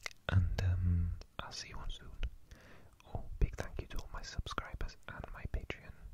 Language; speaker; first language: English; native; English